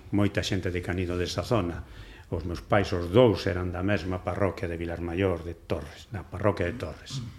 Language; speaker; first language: Galician; non-native, local second language; Spanish